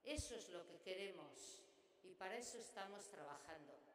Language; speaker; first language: Spanish; non-native, local second language; Basque